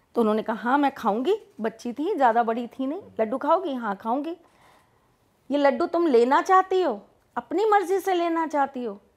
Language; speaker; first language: Hindi; native; Hindi